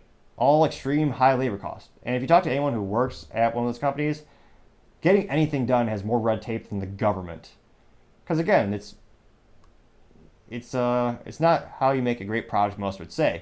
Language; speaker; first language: English; native; English